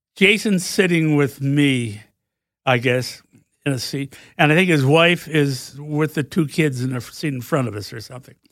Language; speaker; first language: English; native; English